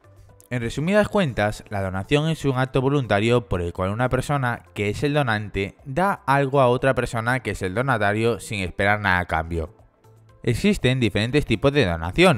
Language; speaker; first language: Spanish; native; Spanish